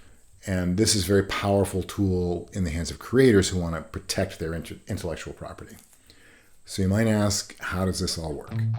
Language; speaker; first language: English; native; English